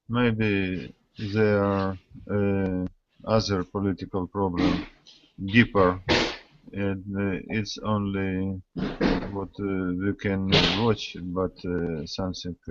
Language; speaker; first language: English; non-native, learner; Russian